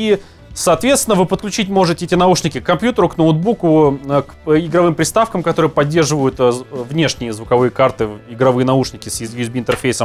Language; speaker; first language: Russian; native; Russian